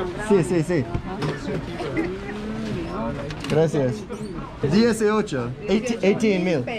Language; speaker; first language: Spanish; non-native, learner; English